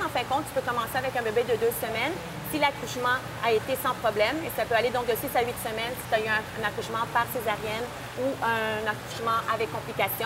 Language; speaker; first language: French; native; French